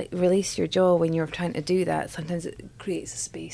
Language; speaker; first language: English; native; English